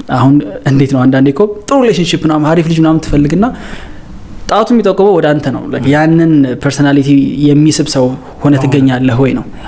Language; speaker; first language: Amharic; native; Amharic